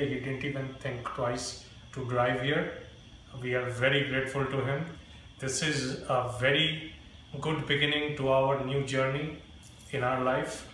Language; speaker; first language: Hindi; native; Hindi